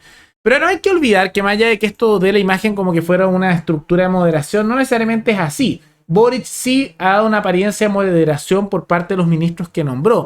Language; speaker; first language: Spanish; native; Spanish